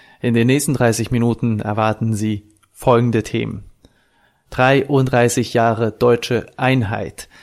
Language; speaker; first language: German; non-native, fluent; Serbian